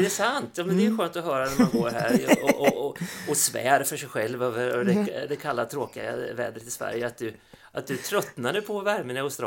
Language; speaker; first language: Swedish; native; Swedish